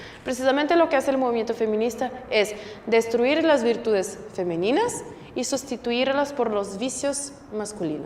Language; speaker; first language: Spanish; non-native, fluent; Portuguese